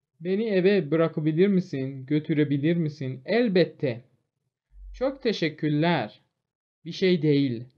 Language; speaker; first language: Turkish; non-native, fluent; Persian